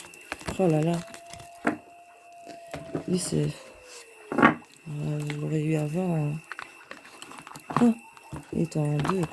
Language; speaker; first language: French; native; French